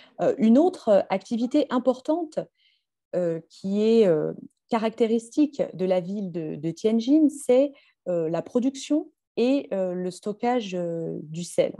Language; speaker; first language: French; native; French